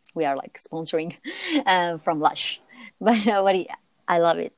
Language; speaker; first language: English; non-native, fluent; Italian